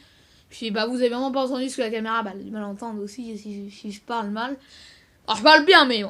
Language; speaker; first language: French; native; French